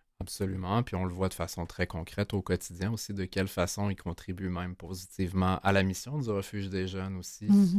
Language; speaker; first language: French; native; French